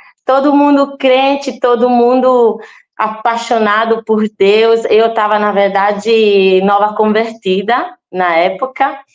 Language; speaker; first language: Portuguese; non-native, fluent; Italian